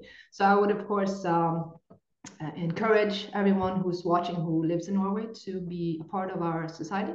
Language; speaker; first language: English; non-native, fluent; Norwegian